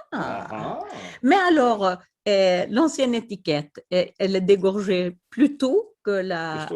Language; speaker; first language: French; non-native, fluent; Swedish